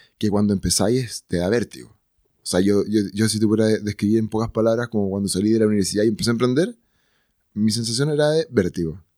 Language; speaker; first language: Spanish; native; Spanish